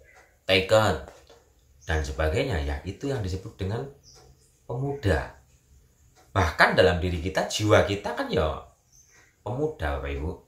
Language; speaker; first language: Indonesian; native; Indonesian